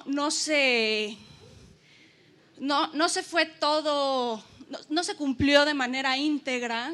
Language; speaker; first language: Spanish; native; Spanish